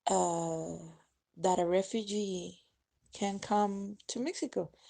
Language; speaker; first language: English; non-native, fluent; Spanish